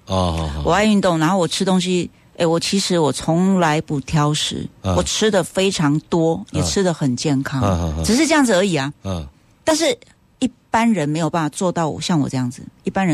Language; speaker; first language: Chinese; native; Chinese